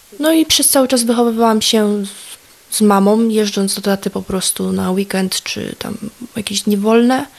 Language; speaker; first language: Polish; native; Polish